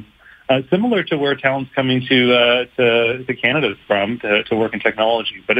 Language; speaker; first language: English; native; English